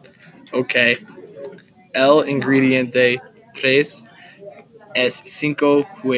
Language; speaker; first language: Spanish; non-native, learner; English